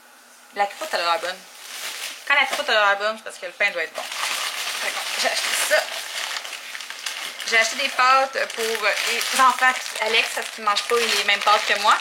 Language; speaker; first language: French; native; French